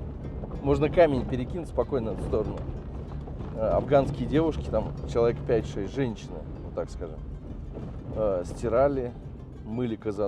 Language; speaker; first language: Russian; native; Russian